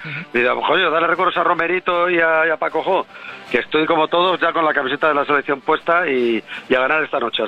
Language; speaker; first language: Spanish; native; Spanish